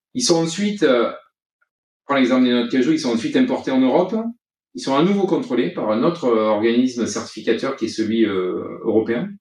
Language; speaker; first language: French; native; French